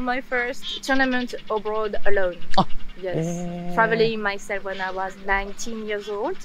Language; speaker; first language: English; non-native, fluent; French